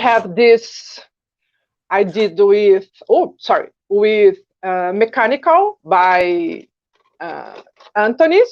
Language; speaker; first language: English; non-native, learner; Portuguese